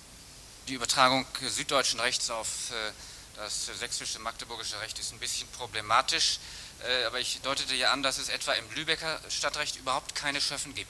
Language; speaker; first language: German; native; German